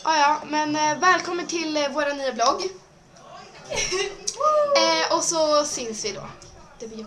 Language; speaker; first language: Swedish; early bilingual, other home language; Spanish